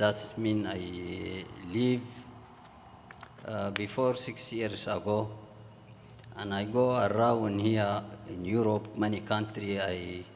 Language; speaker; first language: English; non-native, learner; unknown